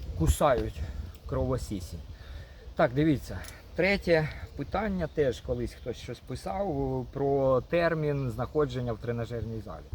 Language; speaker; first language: Ukrainian; non-native, local second language; Russian